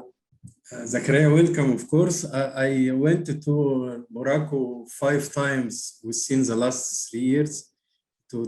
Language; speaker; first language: English; non-native, learner; Arabic